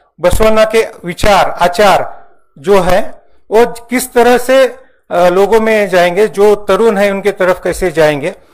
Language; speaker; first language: Hindi; non-native, local second language; Marathi